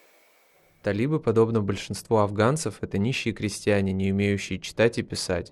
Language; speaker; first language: Russian; native; Russian